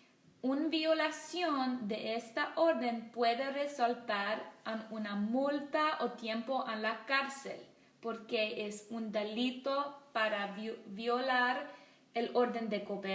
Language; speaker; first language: Spanish; non-native, learner; English